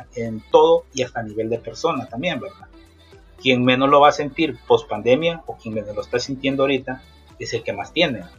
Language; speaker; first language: Spanish; native; Spanish